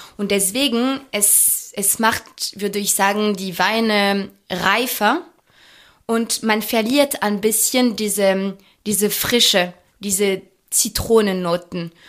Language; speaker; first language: German; non-native, fluent; French